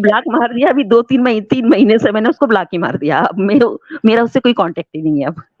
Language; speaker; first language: Hindi; native; Hindi